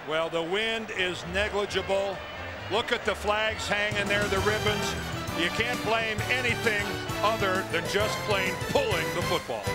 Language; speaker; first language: English; native; English